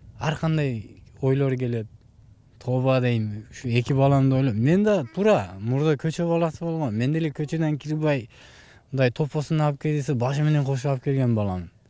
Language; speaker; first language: Kyrgyz; non-native, local second language; Uzbek